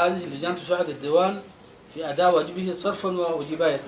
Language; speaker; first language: Arabic; native; Arabic